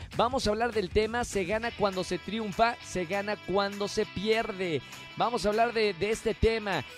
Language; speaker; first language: Spanish; native; Spanish